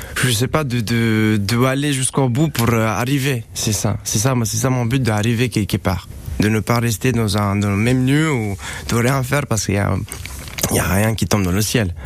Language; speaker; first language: French; non-native, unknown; Romanian